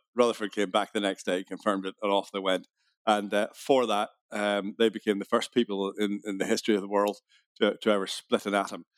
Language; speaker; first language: English; native; English